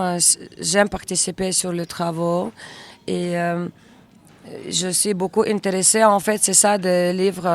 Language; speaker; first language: French; non-native, learner; Russian